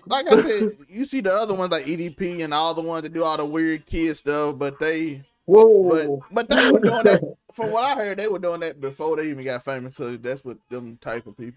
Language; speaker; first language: English; native; English